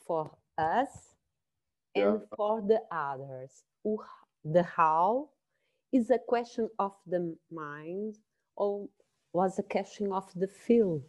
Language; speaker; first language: English; non-native, learner; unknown